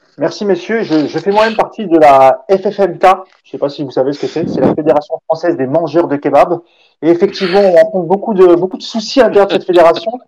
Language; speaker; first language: French; native; French